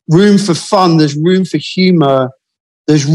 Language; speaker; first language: English; native; English